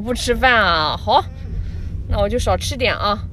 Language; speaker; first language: Chinese; native; Chinese